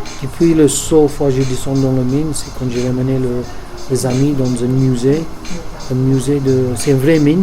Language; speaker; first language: French; non-native, fluent; English